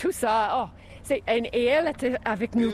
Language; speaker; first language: French; non-native, local second language; English